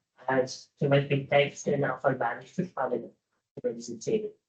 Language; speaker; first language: German; non-native, learner; Italian